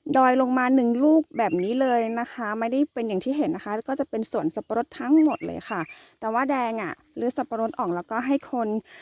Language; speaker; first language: Thai; non-native, local second language; S'gaw Karen